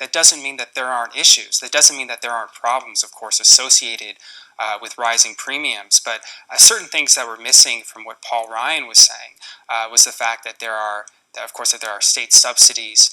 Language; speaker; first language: English; native; English